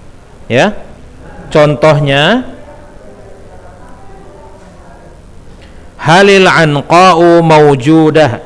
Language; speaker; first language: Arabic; non-native, fluent; Indonesian